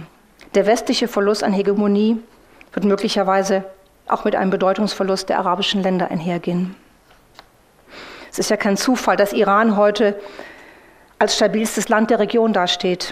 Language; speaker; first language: German; native; German